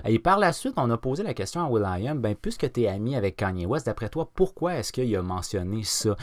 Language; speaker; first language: French; native; French